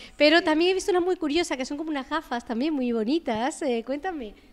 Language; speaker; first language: Spanish; native; Spanish